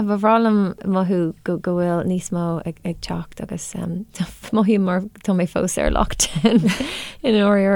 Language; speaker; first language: Irish; non-native, local second language; English